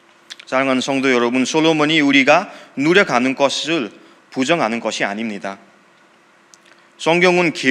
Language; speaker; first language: Korean; non-native, fluent; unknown